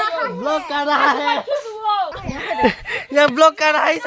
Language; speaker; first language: Hindi; non-native, local second language; Kok Borok